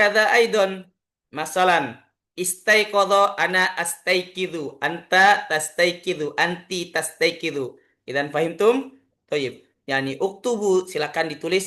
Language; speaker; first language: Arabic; non-native, fluent; Indonesian